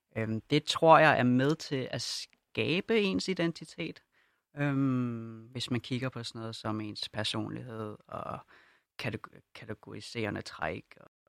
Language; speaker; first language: Danish; native; Danish